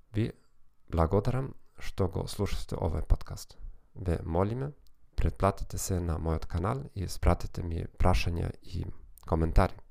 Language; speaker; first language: Macedonian; non-native, learner; German